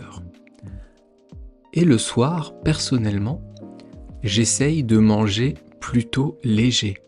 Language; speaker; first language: French; native; French